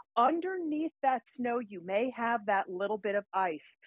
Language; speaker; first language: English; native; English